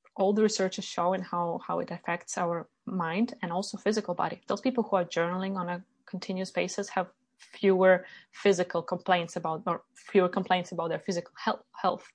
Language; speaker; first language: English; non-native, fluent; Ukrainian